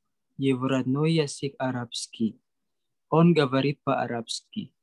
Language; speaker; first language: Russian; non-native, learner; Indonesian